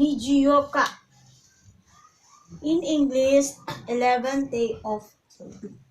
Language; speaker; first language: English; non-native, local second language; Filipino